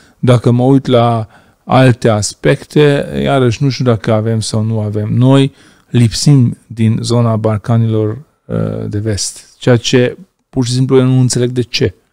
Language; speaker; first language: Romanian; non-native, local second language; Hungarian